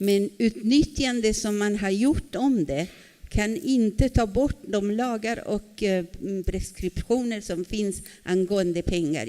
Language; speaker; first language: Swedish; non-native, fluent; Spanish